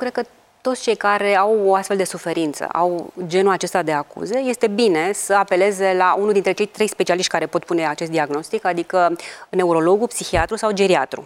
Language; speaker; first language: Romanian; native; Romanian